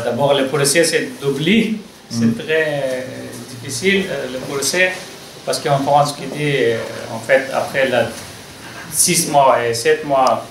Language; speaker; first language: French; non-native, learner; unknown